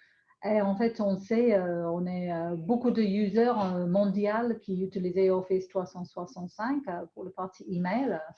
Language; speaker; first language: French; non-native, fluent; English